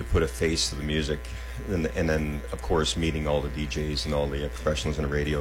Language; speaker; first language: English; native; English